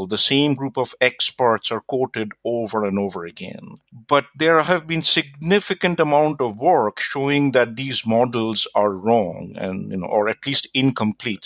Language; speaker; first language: English; non-native, local second language; Bangla